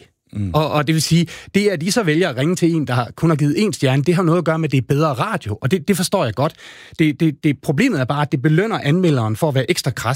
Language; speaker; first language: Danish; native; Danish